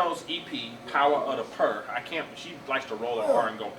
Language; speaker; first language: English; native; English